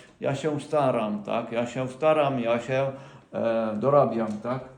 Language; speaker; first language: Polish; non-native, fluent; Ukrainian